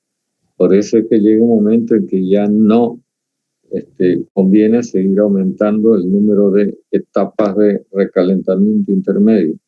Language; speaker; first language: Spanish; native; Spanish